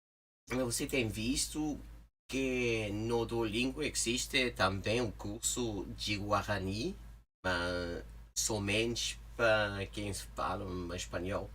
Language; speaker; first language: Portuguese; non-native, learner; English